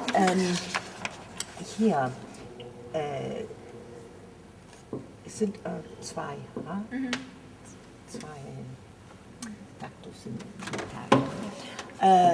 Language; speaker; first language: German; non-native, learner; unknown